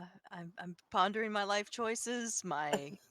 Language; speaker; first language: English; native; English